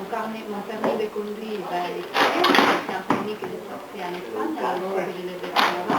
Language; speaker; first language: French; non-native, fluent; Spanish